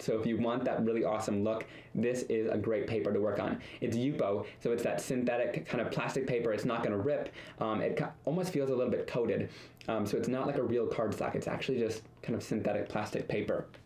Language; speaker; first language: English; native; English